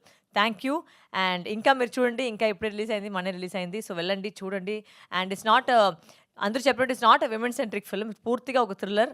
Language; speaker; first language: Telugu; non-native, fluent; Tamil